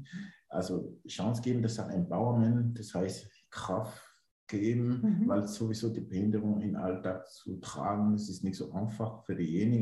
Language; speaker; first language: German; non-native, learner; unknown